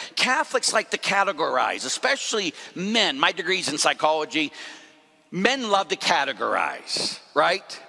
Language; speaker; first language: English; native; English